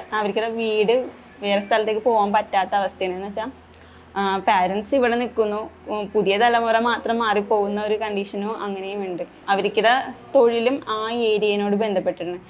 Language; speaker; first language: Malayalam; native; Malayalam